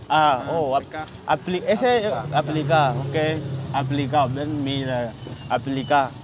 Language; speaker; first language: Portuguese; non-native, learner; Vietnamese